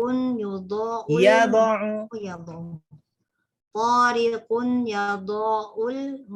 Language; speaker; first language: Arabic; non-native, learner; Indonesian